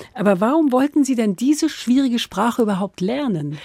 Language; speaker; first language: German; native; German